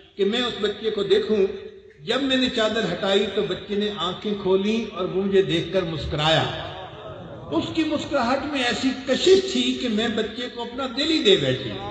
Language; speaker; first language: Urdu; non-native, local second language; Punjabi